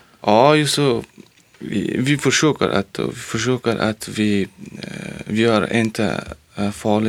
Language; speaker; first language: Swedish; non-native, learner; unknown